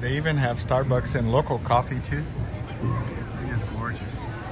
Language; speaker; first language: English; non-native, fluent; Portuguese